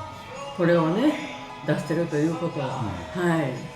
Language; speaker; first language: Japanese; native; Japanese